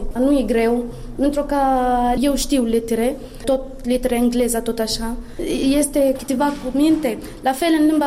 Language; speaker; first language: Romanian; non-native, learner; Arabic